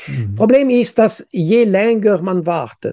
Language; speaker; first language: German; non-native, local second language; French